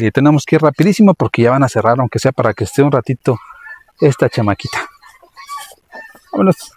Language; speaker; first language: Spanish; native; Spanish